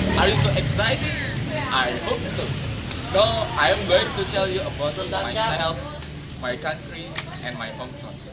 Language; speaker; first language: English; non-native, fluent; Indonesian